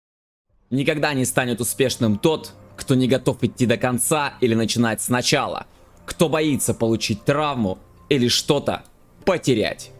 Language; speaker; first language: Russian; native; Russian